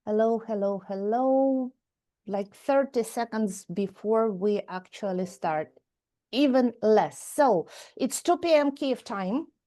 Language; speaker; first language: English; non-native, fluent; Ukrainian